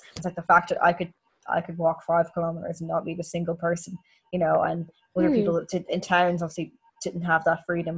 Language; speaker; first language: English; native; English